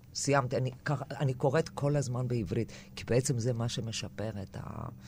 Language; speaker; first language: Hebrew; non-native, fluent; Greek